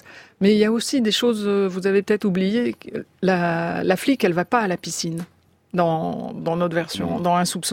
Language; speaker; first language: French; native; French